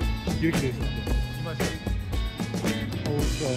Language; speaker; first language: Korean; native; Korean